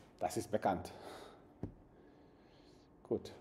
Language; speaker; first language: German; non-native, fluent; Spanish